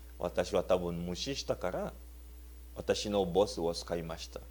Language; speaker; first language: Japanese; non-native, learner; Luba-Lulua